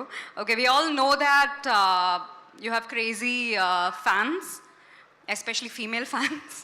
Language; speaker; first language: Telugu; non-native, learner; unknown